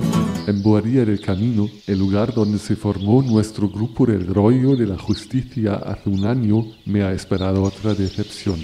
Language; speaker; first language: Spanish; non-native, fluent; German